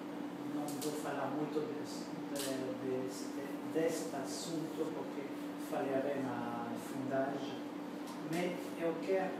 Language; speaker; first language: Portuguese; non-native, learner; French